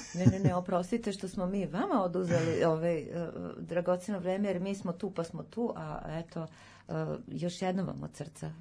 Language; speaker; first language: Serbian; native; Serbian